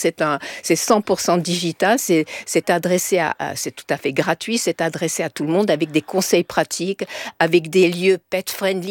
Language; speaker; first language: French; native; French